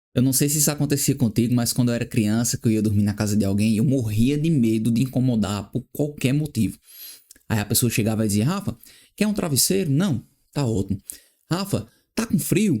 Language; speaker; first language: Portuguese; native; Portuguese